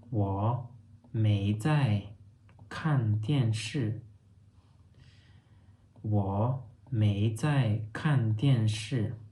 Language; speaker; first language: Chinese; non-native, fluent; Turkmen